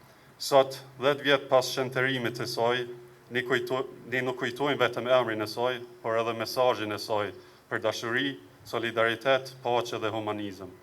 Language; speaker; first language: Albanian; native; Albanian